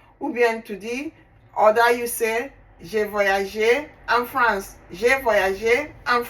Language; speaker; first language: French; non-native, learner; Igbo